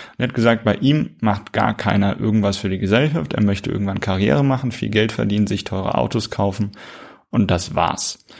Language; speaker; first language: German; native; German